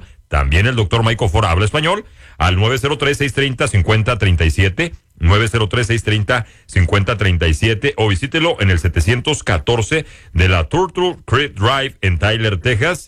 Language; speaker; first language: Spanish; native; Spanish